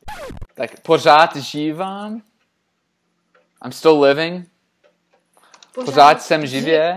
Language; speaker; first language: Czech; non-native, learner; English